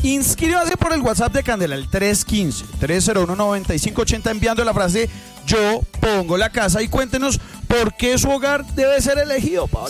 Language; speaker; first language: Spanish; native; Spanish